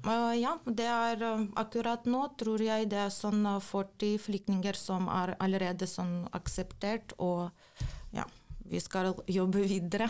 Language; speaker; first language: Norwegian; non-native, fluent; Ukrainian